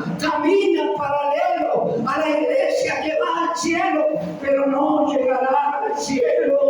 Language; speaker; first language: Spanish; native; Spanish